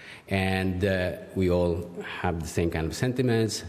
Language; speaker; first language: English; non-native, local second language; Filipino